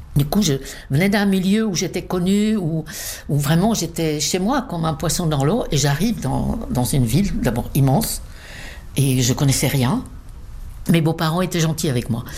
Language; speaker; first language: French; non-native, fluent; Czech